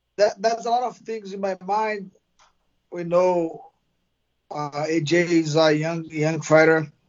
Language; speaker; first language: English; non-native, fluent; Portuguese